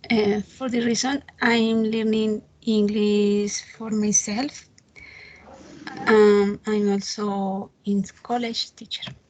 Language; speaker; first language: English; non-native, learner; Spanish